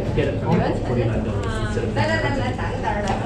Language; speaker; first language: English; native; English